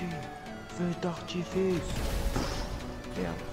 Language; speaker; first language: French; native; French